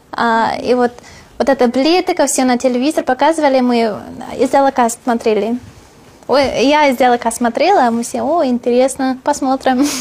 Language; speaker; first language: Russian; non-native, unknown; English